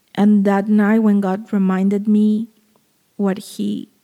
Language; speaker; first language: English; non-native, fluent; Spanish